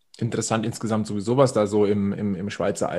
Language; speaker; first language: German; native; German